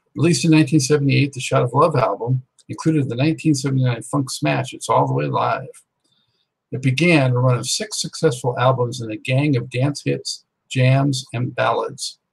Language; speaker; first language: English; native; English